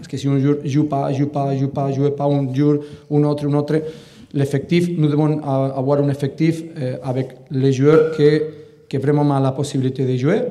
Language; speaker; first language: French; non-native, learner; Catalan